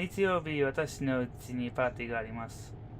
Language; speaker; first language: Japanese; non-native, learner; English